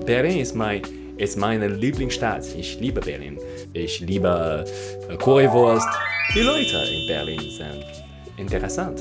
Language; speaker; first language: German; non-native, learner; Chinese